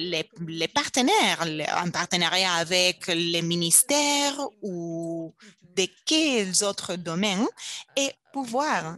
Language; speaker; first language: French; non-native, fluent; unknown